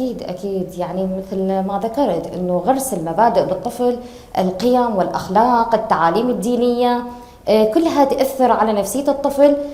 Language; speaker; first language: Arabic; native; Arabic